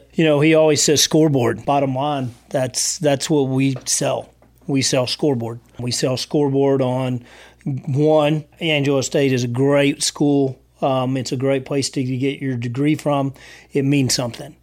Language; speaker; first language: English; native; English